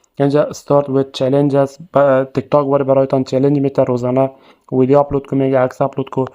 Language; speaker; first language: Persian; native; Persian